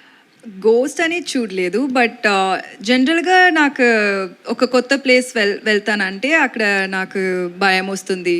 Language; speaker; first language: Telugu; non-native, local second language; Tamil